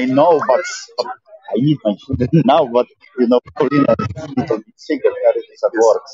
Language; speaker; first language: English; non-native, learner; Polish